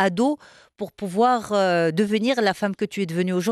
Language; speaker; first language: French; non-native, local second language; Arabic